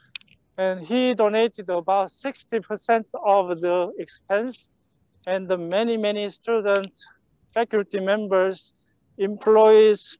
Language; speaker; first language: English; non-native, fluent; Korean